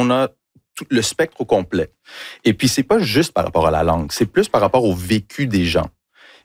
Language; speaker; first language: French; early bilingual, heritage; French